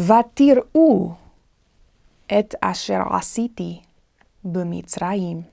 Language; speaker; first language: Hebrew; non-native, fluent; English